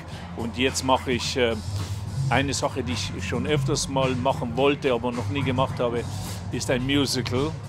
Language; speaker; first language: German; non-native, local second language; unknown